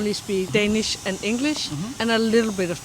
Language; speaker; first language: English; non-native, fluent; Danish